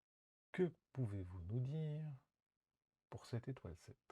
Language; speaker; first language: French; native; French